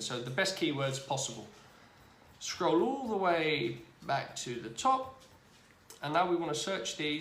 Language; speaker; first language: English; native; English